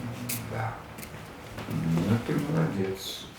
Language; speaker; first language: Russian; native; Russian